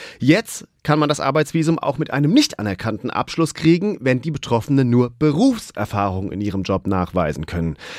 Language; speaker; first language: German; native; German